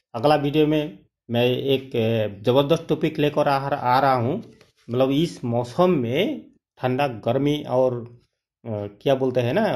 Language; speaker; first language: Hindi; non-native, local second language; Bangla